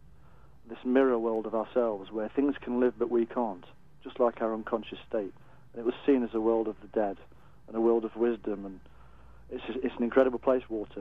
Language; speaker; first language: English; native; English